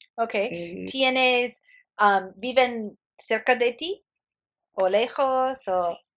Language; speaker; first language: Spanish; non-native, fluent; English